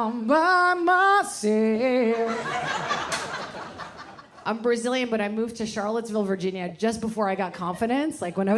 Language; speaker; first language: English; early bilingual, other home language; Portuguese